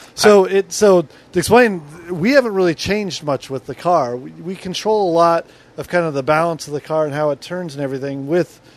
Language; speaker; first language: English; native; English